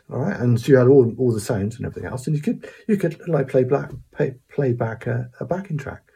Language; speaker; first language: English; native; English